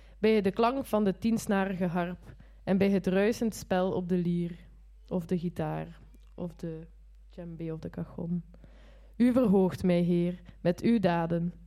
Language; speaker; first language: Dutch; native; Dutch